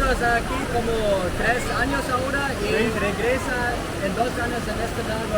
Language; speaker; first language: Spanish; non-native, learner; German